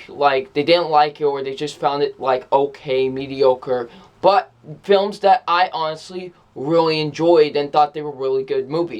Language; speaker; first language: English; native; English